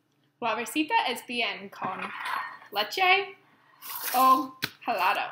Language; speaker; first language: Spanish; non-native, learner; English